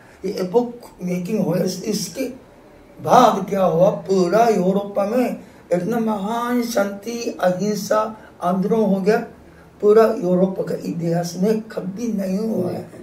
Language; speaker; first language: Hindi; non-native, fluent; Japanese